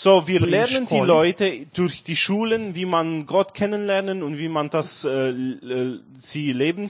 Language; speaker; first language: German; non-native, learner; Romanian